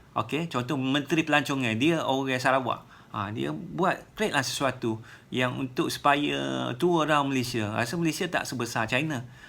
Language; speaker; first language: Malay; native; Malay